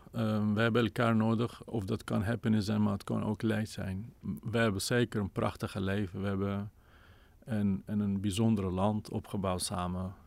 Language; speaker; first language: Dutch; non-native, fluent; Kurdish